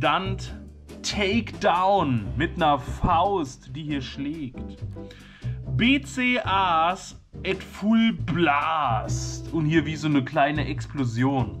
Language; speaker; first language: German; native; German